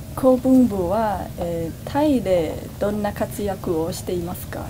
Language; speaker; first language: Japanese; non-native, learner; Thai